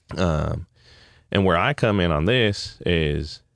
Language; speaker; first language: English; native; English